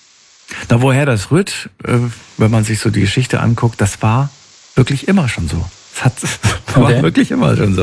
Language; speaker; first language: German; native; German